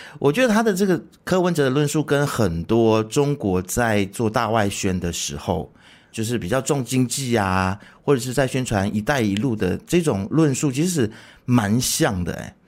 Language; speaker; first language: Chinese; native; Chinese